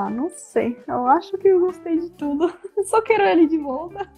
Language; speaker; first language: Portuguese; non-native, fluent; Polish